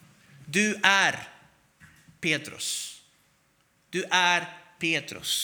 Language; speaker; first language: Swedish; non-native, fluent; Spanish